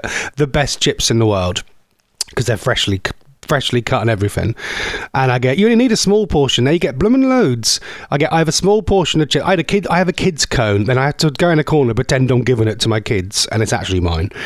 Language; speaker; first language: English; native; English